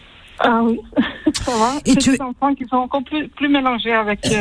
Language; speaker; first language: French; early bilingual, heritage; French